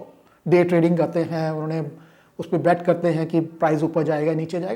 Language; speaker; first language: Hindi; native; Hindi